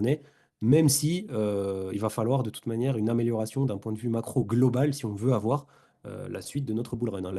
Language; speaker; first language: French; native; French